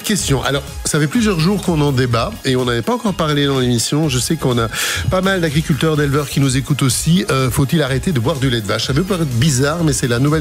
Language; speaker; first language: French; native; French